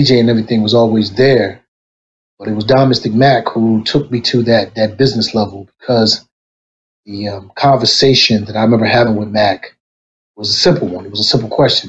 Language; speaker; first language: English; native; English